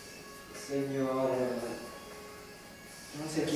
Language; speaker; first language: Spanish; non-native, learner; English